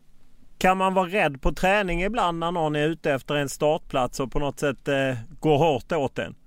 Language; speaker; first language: Swedish; native; Swedish